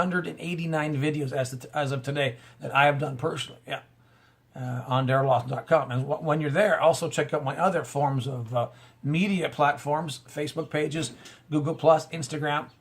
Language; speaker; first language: English; native; English